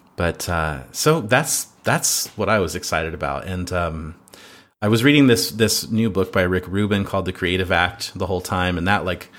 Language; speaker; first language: English; native; English